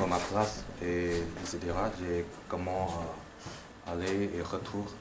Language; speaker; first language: French; non-native, learner; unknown